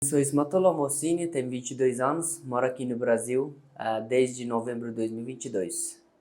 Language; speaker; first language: Portuguese; non-native, learner; Persian